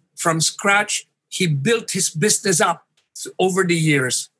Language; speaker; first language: English; non-native, local second language; Hiligaynon